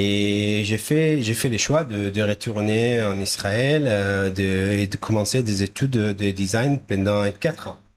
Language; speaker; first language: French; non-native, fluent; Hebrew